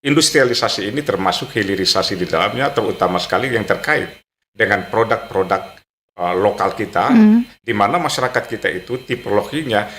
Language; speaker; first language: Indonesian; native; Indonesian